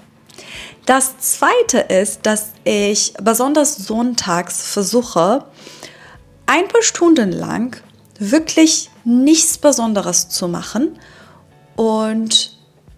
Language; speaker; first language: German; non-native, fluent; Persian